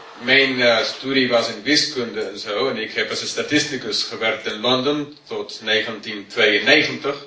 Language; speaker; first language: Dutch; non-native, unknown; English